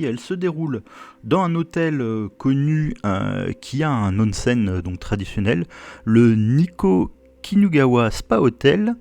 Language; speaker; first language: French; native; French